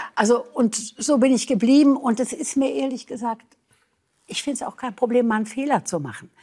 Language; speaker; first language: German; native; German